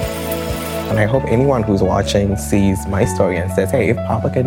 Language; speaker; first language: English; non-native, local second language; Akan